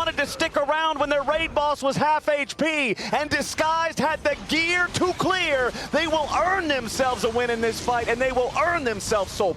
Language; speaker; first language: English; native; English